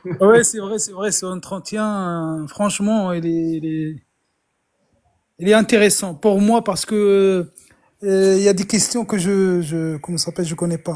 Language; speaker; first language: French; non-native, fluent; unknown